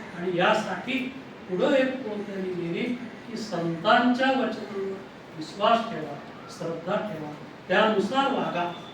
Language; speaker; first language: Marathi; non-native, local second language; Kannada